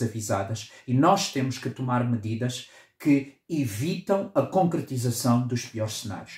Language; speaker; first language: Portuguese; native; Portuguese